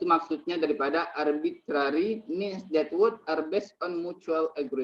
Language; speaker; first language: English; non-native, learner; Indonesian